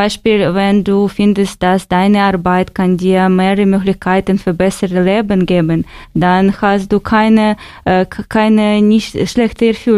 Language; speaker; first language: German; non-native, learner; Ukrainian